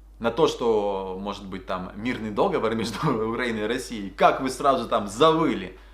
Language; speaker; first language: Russian; native; Russian